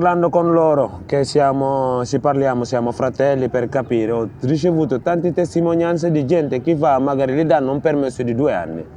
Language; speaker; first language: Italian; non-native, fluent; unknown